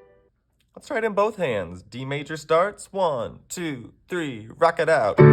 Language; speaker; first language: English; native; English